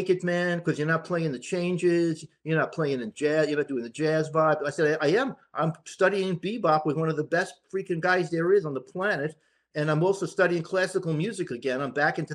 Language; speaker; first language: English; native; English